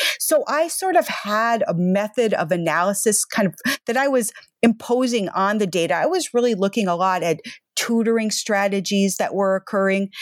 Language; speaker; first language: English; native; English